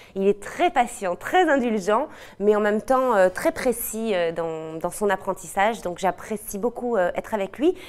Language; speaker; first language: French; native; French